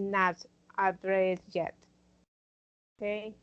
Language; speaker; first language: English; non-native, learner; Spanish